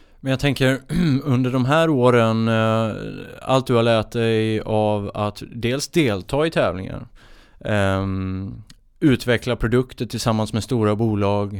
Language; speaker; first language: Swedish; native; Swedish